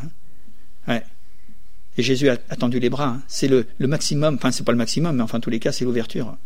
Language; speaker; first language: French; native; French